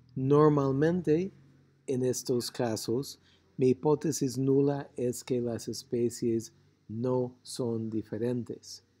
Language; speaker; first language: Spanish; non-native, fluent; English